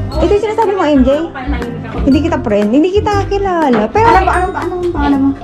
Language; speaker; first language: Filipino; native; Filipino